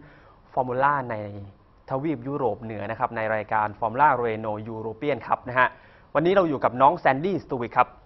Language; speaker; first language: Thai; native; Thai